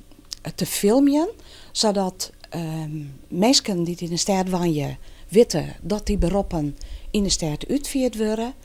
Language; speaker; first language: Dutch; non-native, local second language; Western Frisian